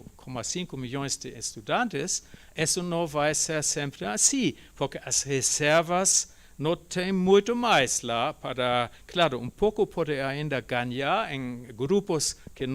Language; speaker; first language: Portuguese; non-native, fluent; German